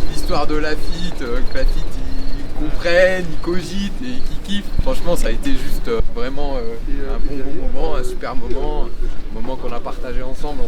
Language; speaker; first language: French; native; French